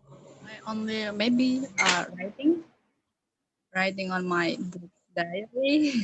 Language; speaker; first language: English; non-native, learner; Indonesian